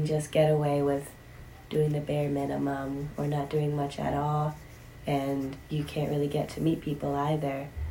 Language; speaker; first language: English; native; English